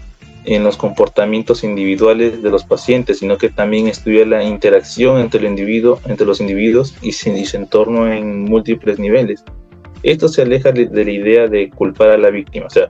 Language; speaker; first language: Spanish; native; Spanish